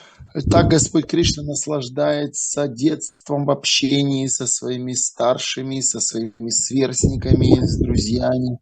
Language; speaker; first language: Russian; native; Russian